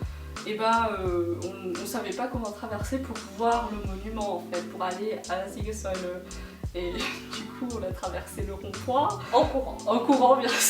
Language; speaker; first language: French; native; French